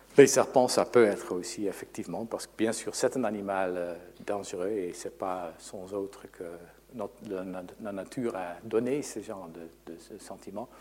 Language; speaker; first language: French; non-native, fluent; Dutch